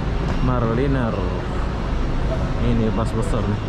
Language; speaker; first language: Indonesian; native; Indonesian